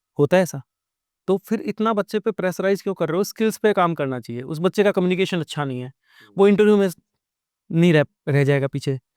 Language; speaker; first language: Hindi; native; Hindi